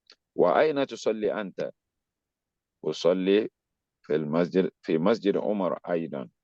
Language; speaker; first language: Arabic; non-native, fluent; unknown